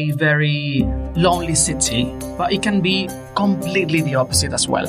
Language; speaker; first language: English; non-native, fluent; Spanish